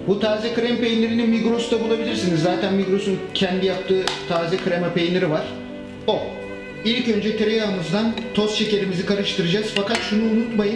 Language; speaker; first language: Turkish; native; Turkish